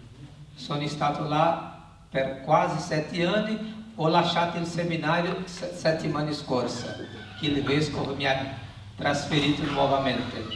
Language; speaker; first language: Italian; non-native, learner; Portuguese